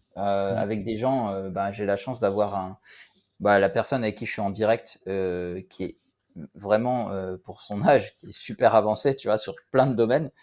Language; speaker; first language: French; native; French